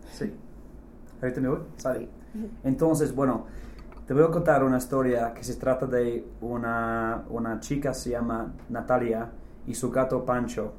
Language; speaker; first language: Spanish; non-native, fluent; English